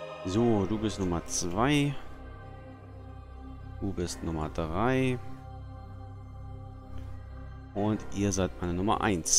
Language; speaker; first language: German; native; German